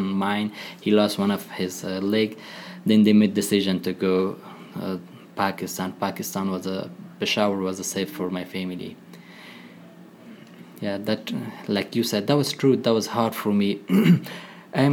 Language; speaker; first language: English; non-native, learner; Persian